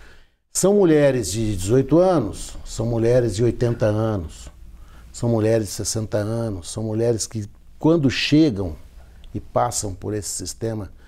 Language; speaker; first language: Portuguese; native; Portuguese